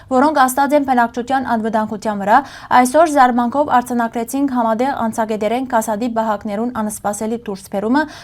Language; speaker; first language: Armenian; early bilingual, heritage; Armenian